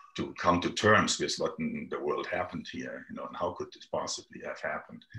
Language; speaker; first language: English; non-native, fluent; German